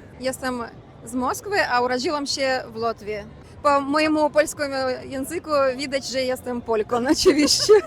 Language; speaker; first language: Polish; early bilingual, heritage; Russian